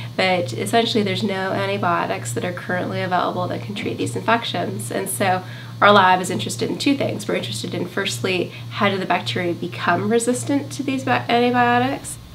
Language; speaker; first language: English; native; English